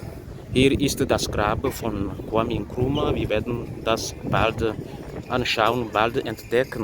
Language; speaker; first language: German; non-native, fluent; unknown